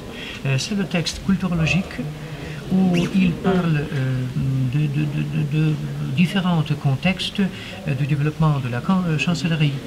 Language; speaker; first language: French; non-native, learner; Ukrainian